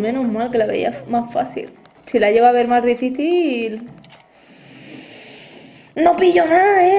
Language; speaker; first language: Spanish; native; Spanish